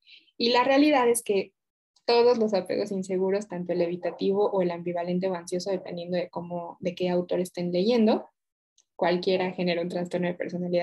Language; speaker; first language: Spanish; native; Spanish